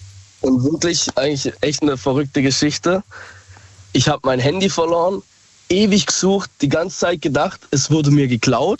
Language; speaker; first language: German; native; German